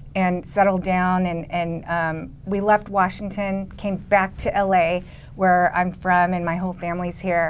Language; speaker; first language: English; native; English